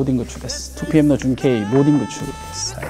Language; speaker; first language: Japanese; non-native, fluent; Korean